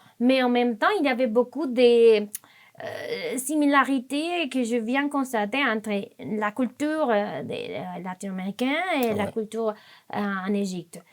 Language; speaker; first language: French; non-native, fluent; Spanish